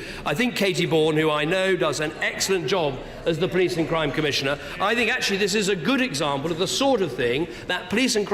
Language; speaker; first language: English; native; English